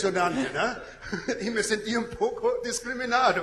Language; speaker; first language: Portuguese; non-native, learner; German